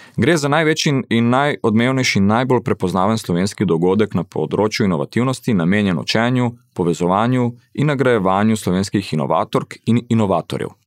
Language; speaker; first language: Slovenian; early bilingual, heritage; Slovenian